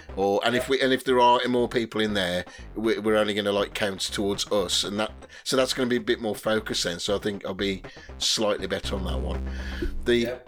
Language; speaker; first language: English; native; English